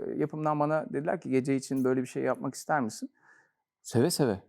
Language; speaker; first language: Turkish; native; Turkish